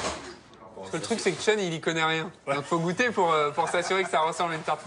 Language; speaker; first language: French; native; French